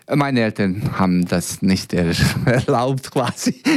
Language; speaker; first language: German; non-native, fluent; Serbian